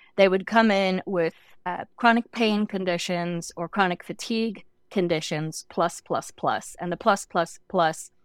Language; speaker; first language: English; native; English